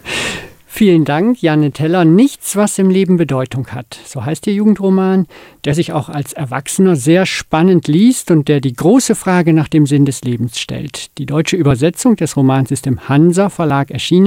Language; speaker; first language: German; native; German